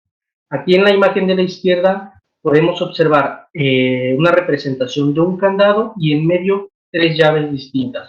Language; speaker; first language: Spanish; native; Spanish